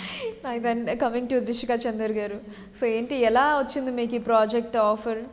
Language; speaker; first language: Telugu; native; Telugu